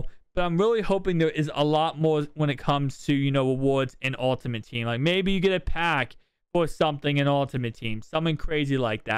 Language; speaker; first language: English; native; English